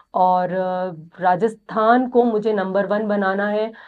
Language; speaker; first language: Hindi; native; Hindi